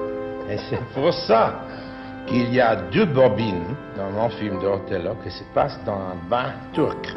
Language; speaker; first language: French; non-native, fluent; English